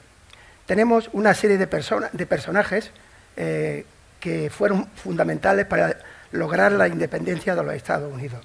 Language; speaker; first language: Spanish; native; Spanish